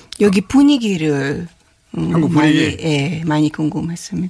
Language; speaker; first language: Korean; non-native, fluent; Hungarian